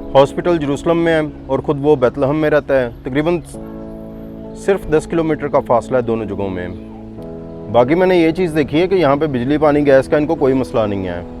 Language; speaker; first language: Urdu; non-native, local second language; Punjabi